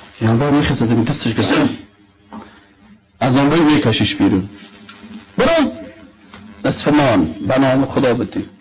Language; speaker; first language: Persian; native; Persian